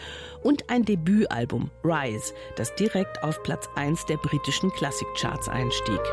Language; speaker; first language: German; native; German